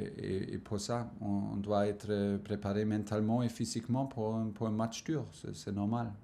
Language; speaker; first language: French; non-native, fluent; German